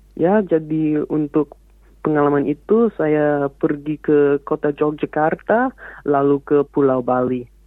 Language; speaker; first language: Indonesian; non-native, fluent; English